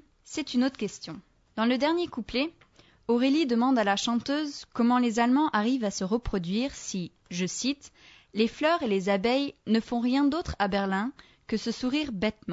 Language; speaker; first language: French; native; French